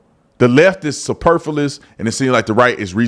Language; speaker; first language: English; native; English